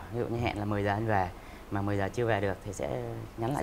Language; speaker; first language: Vietnamese; native; Vietnamese